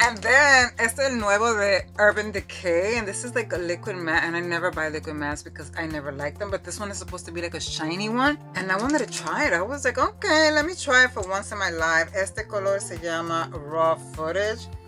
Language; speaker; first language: English; early bilingual, other home language; Spanish